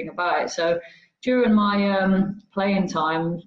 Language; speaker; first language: English; native; English